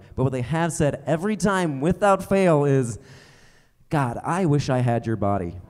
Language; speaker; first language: English; native; English